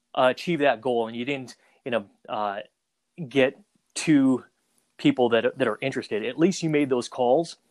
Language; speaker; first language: English; native; English